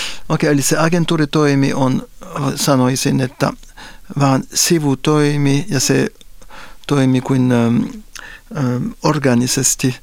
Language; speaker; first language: Finnish; non-native, fluent; French